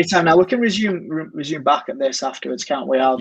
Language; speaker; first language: English; native; English